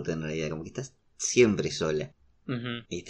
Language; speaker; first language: Spanish; native; Spanish